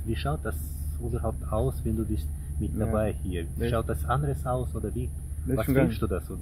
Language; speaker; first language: German; non-native, fluent; Chechen